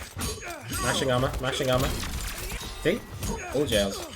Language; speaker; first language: English; native; English